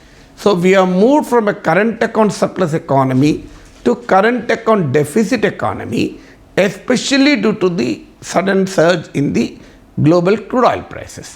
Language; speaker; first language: English; non-native, local second language; Telugu